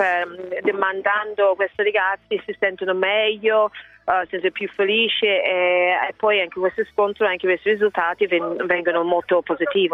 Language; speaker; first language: Italian; non-native, learner; English